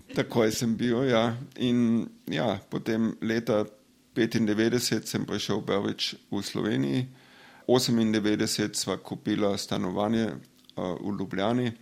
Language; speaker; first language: Slovenian; non-native, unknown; German